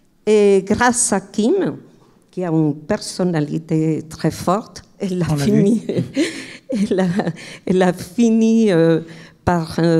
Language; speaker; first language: French; non-native, fluent; Spanish